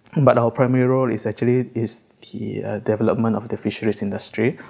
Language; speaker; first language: English; non-native, local second language; Malay